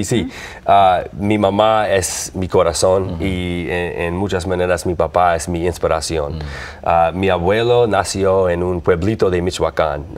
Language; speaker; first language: Spanish; non-native, learner; English